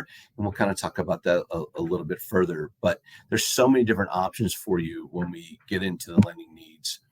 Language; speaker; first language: English; native; English